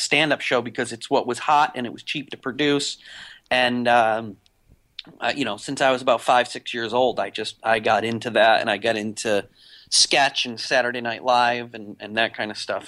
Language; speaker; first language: English; native; English